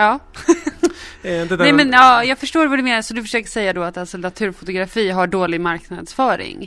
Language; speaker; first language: Swedish; native; Swedish